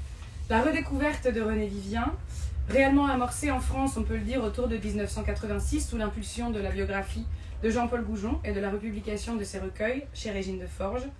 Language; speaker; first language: French; native; French